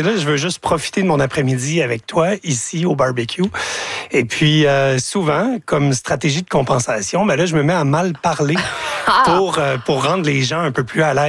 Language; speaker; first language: French; native; French